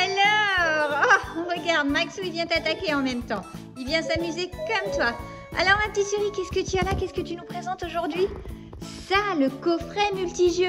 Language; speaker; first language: French; native; French